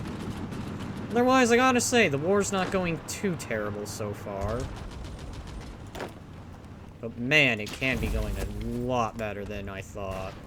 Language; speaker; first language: English; native; English